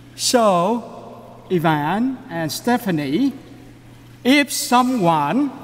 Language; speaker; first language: English; non-native, fluent; Vietnamese